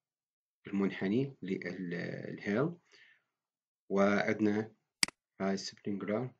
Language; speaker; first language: Arabic; native; Arabic